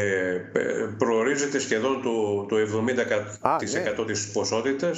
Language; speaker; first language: Greek; native; Greek